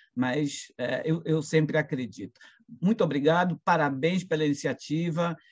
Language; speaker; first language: Portuguese; non-native, local second language; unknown